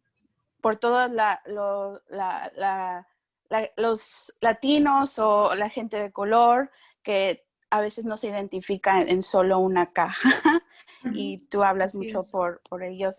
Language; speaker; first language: Spanish; early bilingual, heritage; Spanish